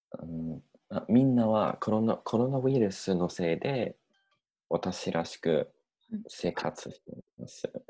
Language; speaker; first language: Japanese; non-native, learner; English